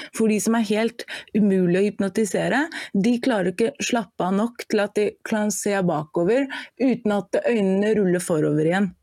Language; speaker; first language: Norwegian; non-native, fluent; German